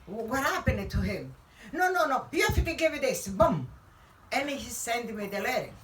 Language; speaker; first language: English; non-native, learner; Italian